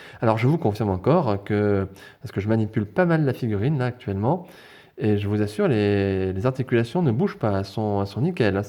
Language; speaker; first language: French; native; French